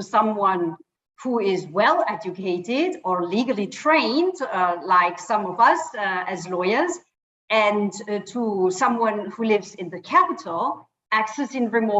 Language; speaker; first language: English; non-native, fluent; German